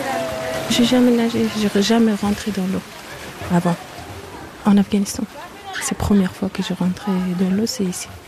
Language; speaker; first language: French; non-native, learner; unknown